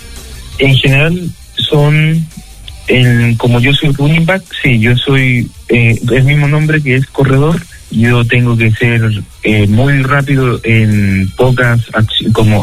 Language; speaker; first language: Spanish; native; Spanish